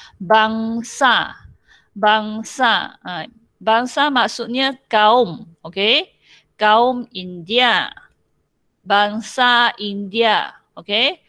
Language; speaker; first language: Malay; non-native, local second language; Chinese